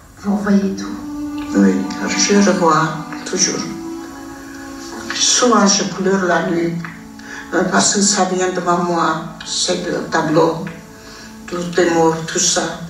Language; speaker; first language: French; non-native, fluent; Armenian